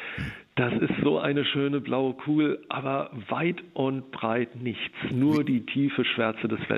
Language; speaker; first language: German; native; German